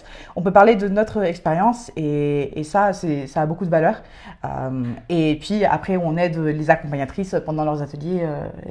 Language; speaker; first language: French; native; French